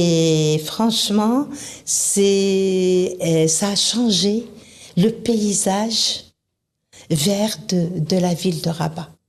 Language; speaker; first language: French; non-native, local second language; Arabic